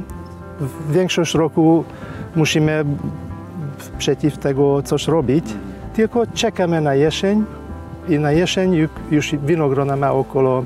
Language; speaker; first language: Polish; non-native, fluent; Hungarian